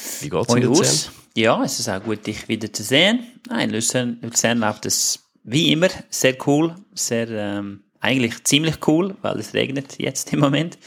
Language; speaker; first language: German; non-native, fluent; English